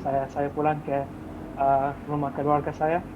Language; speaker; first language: Indonesian; non-native, fluent; English